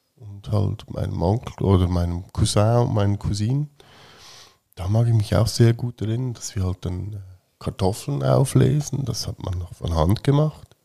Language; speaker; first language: German; native; German